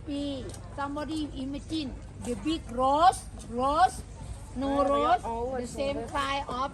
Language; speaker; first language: English; non-native, learner; Thai